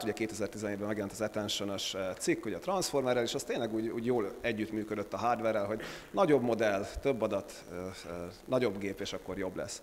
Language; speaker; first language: Hungarian; native; Hungarian